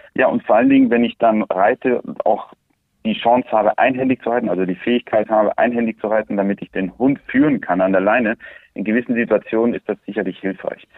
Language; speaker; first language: German; early bilingual, other home language; Spanish